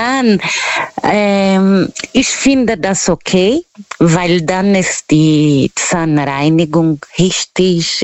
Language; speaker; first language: German; non-native, learner; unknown